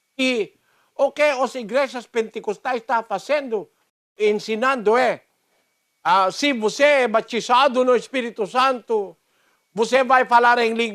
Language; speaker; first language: Portuguese; non-native, learner; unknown